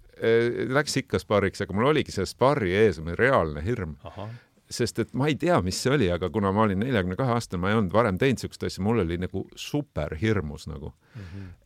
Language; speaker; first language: Estonian; native; Estonian